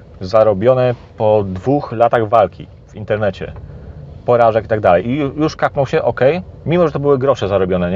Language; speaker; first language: Polish; native; Polish